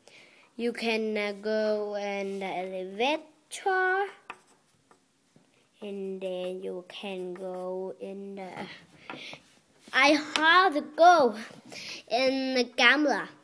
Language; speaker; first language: English; non-native, learner; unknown